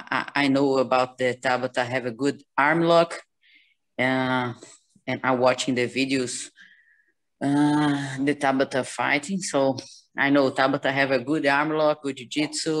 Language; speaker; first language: English; non-native, learner; Portuguese